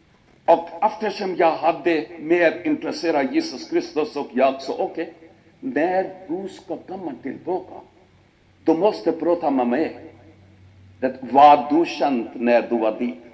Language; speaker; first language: Swedish; non-native, fluent; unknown